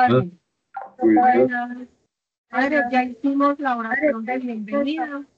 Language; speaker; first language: Spanish; native; Spanish